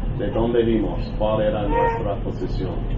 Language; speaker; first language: Spanish; non-native, learner; English